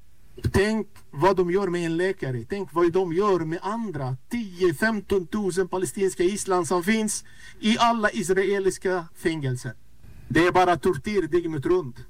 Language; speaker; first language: Swedish; non-native, fluent; Arabic